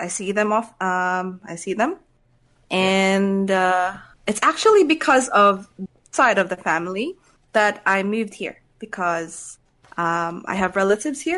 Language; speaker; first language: English; non-native, local second language; Cebuano